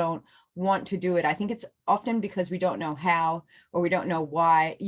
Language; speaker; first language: English; native; English